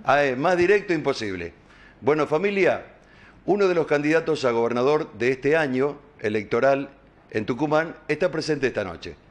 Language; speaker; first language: Spanish; native; Spanish